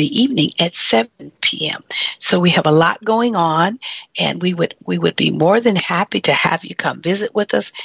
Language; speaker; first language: English; native; English